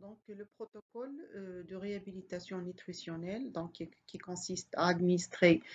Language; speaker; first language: French; non-native, local second language; Arabic